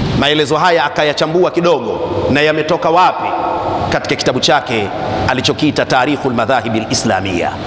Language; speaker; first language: Swahili; non-native, local second language; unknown